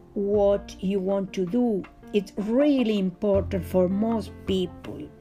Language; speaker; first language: English; non-native, learner; Spanish